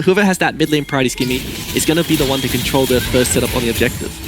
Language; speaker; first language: English; native; English